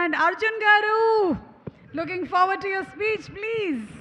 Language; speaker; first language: Telugu; native; Telugu